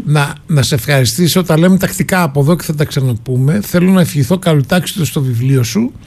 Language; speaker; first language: Greek; native; Greek